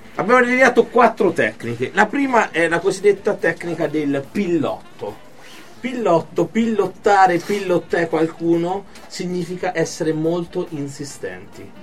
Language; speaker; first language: Italian; native; Italian